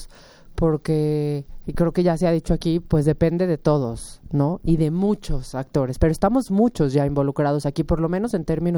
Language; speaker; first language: Spanish; native; Spanish